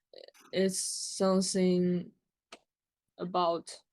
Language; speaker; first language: English; non-native, learner; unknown